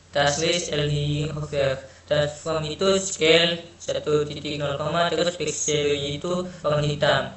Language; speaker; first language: Indonesian; native; Indonesian